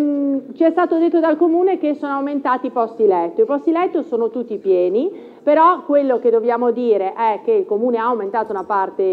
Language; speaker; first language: Italian; native; Italian